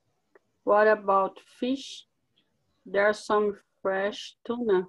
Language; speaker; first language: English; non-native, learner; Portuguese